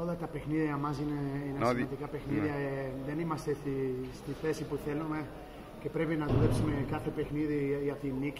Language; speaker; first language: Greek; non-native, fluent; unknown